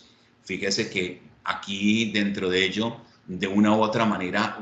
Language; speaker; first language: Spanish; native; Spanish